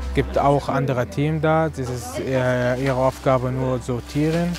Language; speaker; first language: German; non-native, learner; Arabic